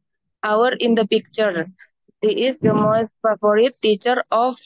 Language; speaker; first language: English; non-native, learner; Indonesian